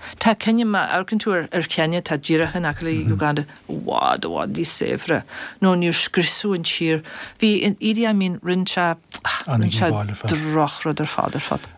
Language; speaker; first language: Irish; non-native, fluent; English